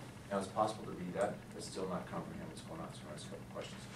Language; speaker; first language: English; native; English